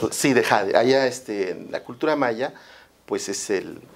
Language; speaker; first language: Spanish; non-native, local second language; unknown